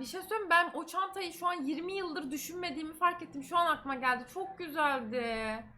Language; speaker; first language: Turkish; native; Turkish